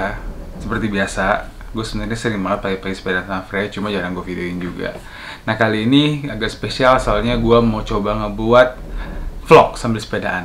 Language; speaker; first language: Indonesian; native; Indonesian